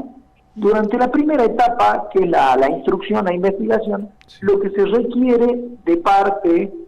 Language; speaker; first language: Spanish; native; Spanish